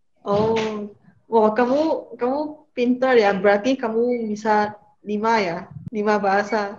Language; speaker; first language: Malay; non-native, local second language; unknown